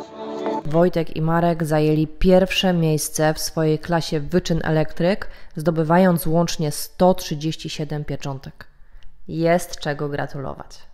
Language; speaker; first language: Polish; native; Polish